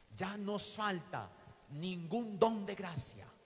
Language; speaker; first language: Spanish; native; Spanish